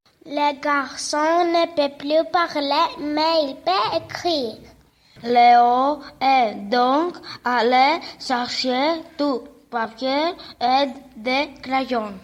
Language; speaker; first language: French; non-native, learner; Greek